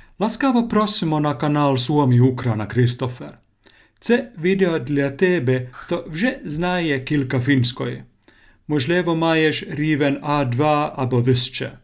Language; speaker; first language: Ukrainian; non-native, learner; Finnish